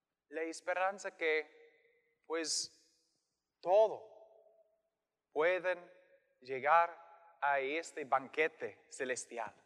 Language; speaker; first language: Spanish; non-native, fluent; English